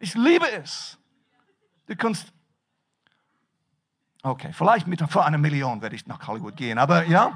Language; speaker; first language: German; non-native, fluent; English